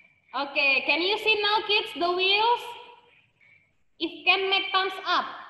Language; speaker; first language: English; non-native, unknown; Indonesian